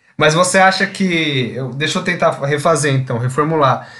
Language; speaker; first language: Portuguese; native; Portuguese